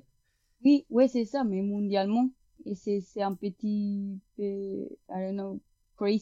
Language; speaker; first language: French; non-native, fluent; Spanish